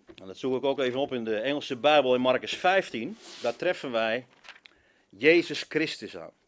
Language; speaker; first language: Dutch; native; Dutch